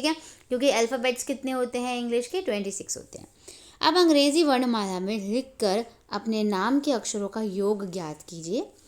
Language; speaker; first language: Hindi; native; Hindi